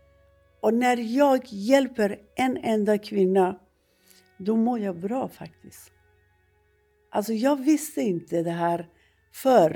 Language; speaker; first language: Swedish; non-native, fluent; Persian